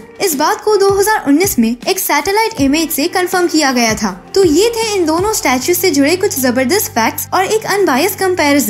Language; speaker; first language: Hindi; native; Hindi